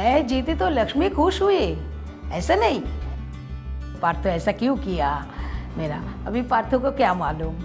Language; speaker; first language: Hindi; non-native, local second language; Bangla